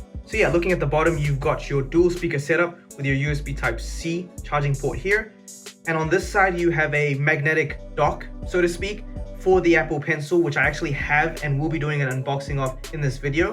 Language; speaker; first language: English; native; English